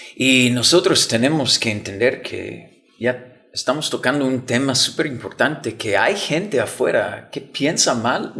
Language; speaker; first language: Spanish; non-native, fluent; English